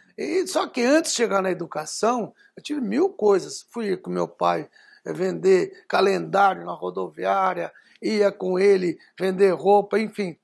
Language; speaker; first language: Portuguese; early bilingual, other home language; Arabic